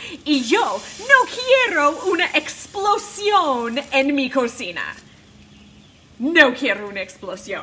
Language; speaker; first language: Spanish; non-native, fluent; English